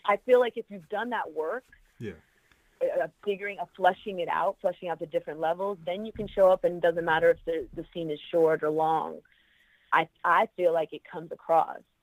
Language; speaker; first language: English; native; English